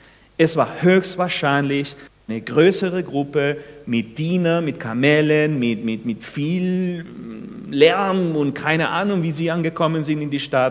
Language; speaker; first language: German; non-native, fluent; Spanish